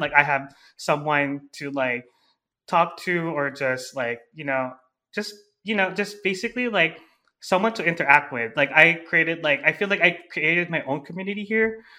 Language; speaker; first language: English; non-native, local second language; Filipino